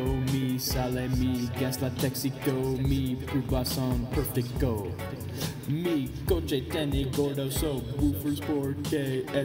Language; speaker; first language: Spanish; non-native, learner; English